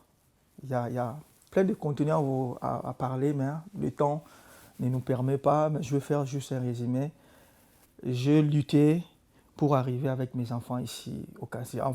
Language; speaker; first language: French; non-native, local second language; Lingala